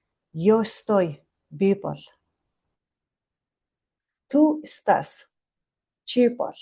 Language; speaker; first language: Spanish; non-native, fluent; Mongolian